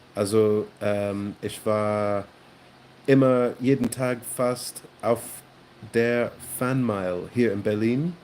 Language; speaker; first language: German; non-native, learner; English